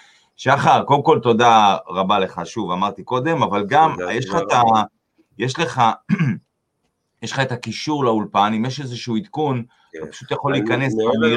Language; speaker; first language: Hebrew; native; Hebrew